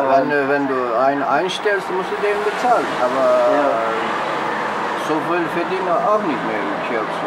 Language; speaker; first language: German; non-native, learner; Turkish